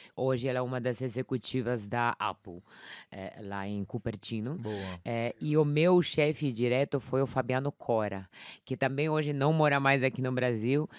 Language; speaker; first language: Portuguese; non-native, fluent; Polish